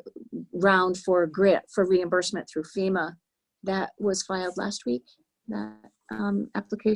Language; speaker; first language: English; native; English